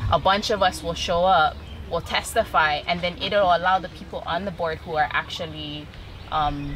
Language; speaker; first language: English; native; English